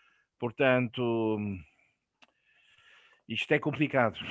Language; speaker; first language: Portuguese; non-native, fluent; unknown